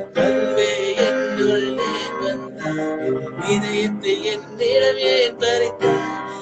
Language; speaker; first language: Tamil; early bilingual, heritage; Tamil